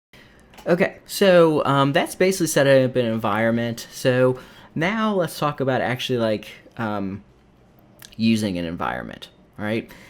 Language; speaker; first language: English; native; English